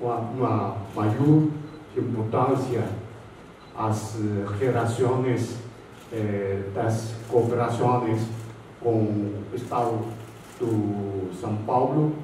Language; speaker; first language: Portuguese; non-native, fluent; Chinese